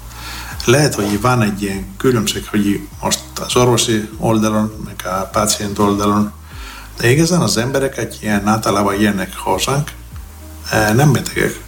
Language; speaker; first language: Hungarian; non-native, fluent; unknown